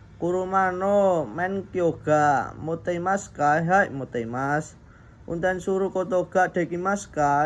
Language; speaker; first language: Japanese; non-native, learner; Indonesian